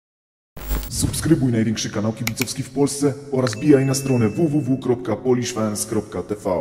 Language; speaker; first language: Polish; native; Polish